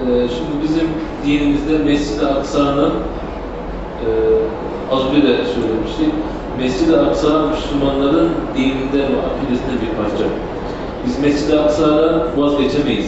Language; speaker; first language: Turkish; native; Turkish